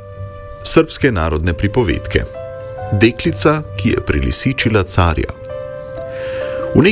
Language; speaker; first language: Slovenian; native; Slovenian